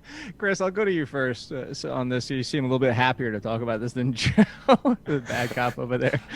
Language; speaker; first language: English; native; English